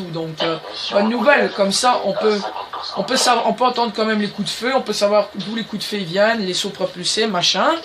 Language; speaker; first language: French; native; French